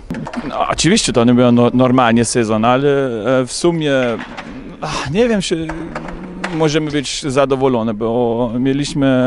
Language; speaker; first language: Polish; non-native, fluent; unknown